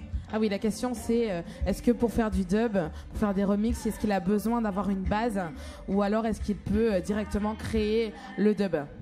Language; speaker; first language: French; native; French